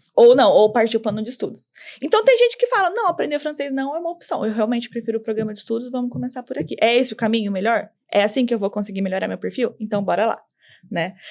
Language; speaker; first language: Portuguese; native; Portuguese